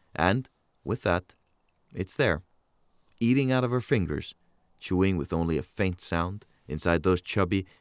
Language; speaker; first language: English; non-native, fluent; Icelandic